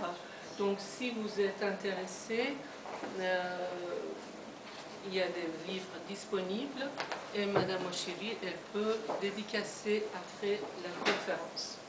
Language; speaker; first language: French; non-native, fluent; Persian